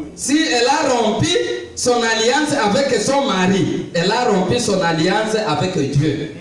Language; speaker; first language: French; non-native, local second language; Swahili